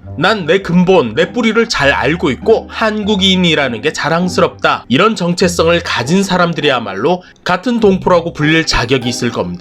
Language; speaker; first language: Korean; native; Korean